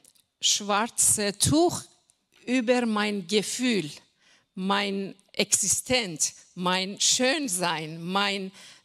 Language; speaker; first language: German; non-native, learner; Persian